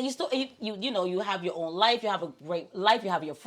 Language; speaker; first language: English; native; English